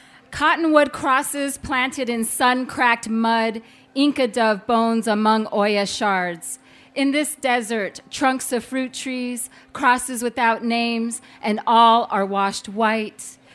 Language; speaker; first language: English; native; English